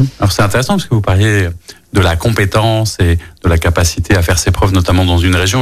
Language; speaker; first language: French; native; French